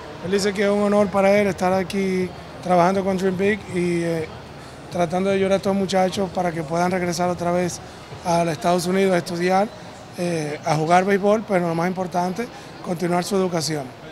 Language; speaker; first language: Spanish; native; Spanish